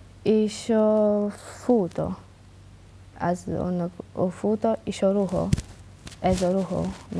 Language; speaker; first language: Hungarian; non-native, local second language; Romanian